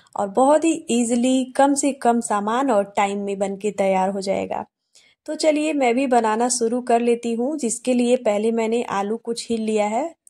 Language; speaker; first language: Hindi; native; Hindi